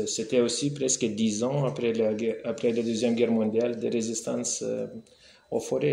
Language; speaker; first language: French; non-native, fluent; Lithuanian